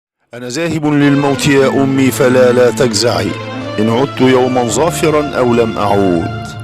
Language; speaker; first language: Arabic; native; Arabic